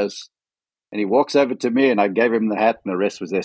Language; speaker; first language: English; native; English